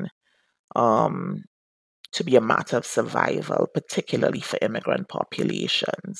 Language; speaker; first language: English; native; English